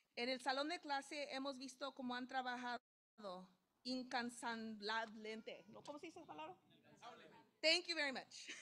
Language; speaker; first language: Spanish; non-native, learner; English